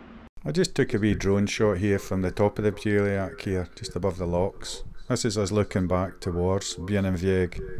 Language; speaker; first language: English; native; English